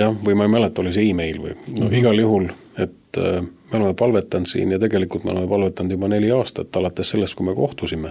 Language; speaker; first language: Estonian; native; Estonian